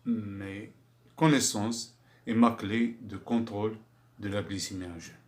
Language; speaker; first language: French; non-native, fluent; Arabic